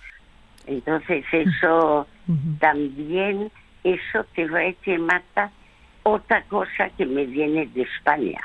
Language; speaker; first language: Spanish; early bilingual, other home language; French